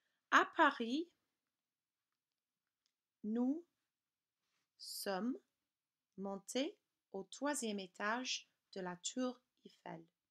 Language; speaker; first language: French; non-native, fluent; English